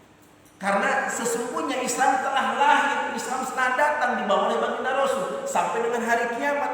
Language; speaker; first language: Indonesian; native; Indonesian